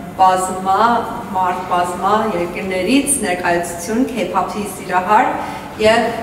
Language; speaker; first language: Armenian; early bilingual, heritage; Armenian